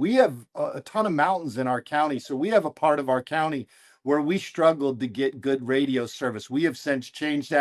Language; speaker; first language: English; native; English